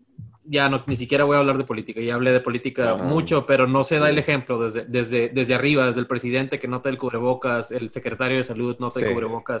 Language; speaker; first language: Spanish; native; Spanish